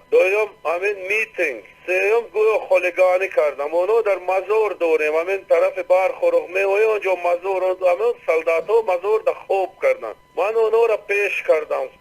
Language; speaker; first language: Tajik; non-native, local second language; Shughni